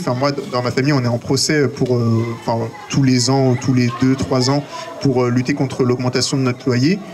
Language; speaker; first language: French; native; French